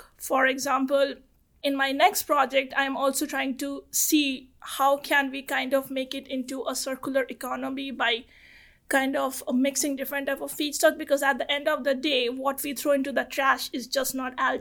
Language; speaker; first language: English; non-native, local second language; Bangla